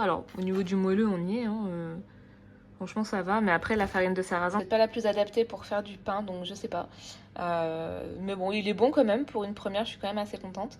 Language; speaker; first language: French; native; French